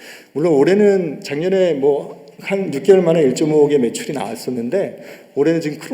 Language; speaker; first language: Korean; native; Korean